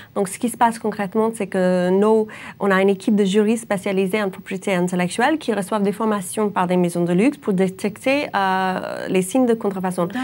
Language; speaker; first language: French; non-native, fluent; English